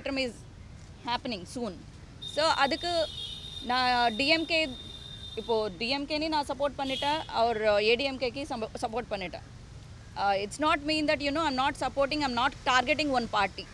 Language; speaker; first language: Tamil; non-native, learner; Telugu